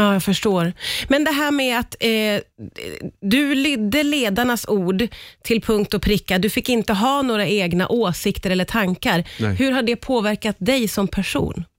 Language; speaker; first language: Swedish; native; Swedish